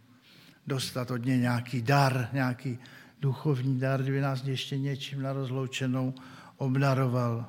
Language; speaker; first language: Czech; native; Czech